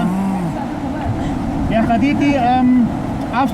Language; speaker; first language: Russian; non-native, learner; Urdu